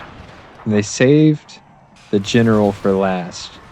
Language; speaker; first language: English; native; English